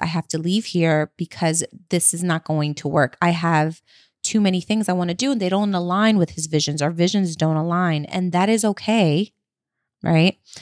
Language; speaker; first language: English; early bilingual, other home language; Spanish